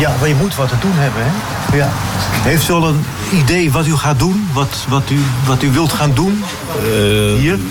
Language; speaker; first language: Dutch; native; Dutch